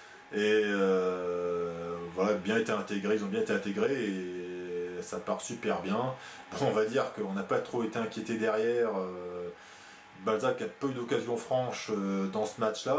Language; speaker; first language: French; native; French